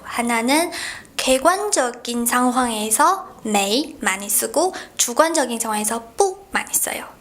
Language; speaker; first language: Korean; non-native, fluent; Chinese